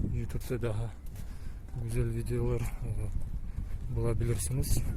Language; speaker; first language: Turkish; non-native, learner; Bashkir